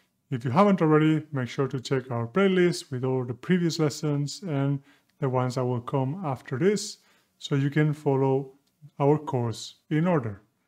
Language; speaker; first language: English; non-native, fluent; Spanish